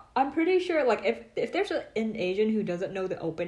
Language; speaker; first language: English; non-native, fluent; Vietnamese